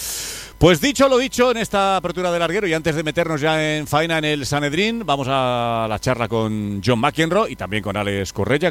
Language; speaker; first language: Spanish; native; Spanish